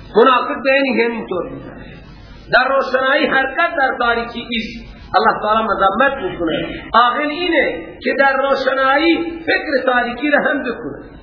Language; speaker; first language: Persian; non-native, local second language; Baluchi